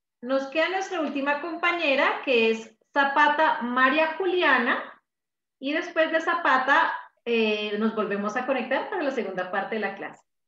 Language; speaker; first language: Spanish; native; Spanish